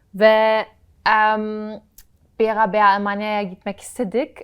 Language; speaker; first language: Turkish; non-native, learner; German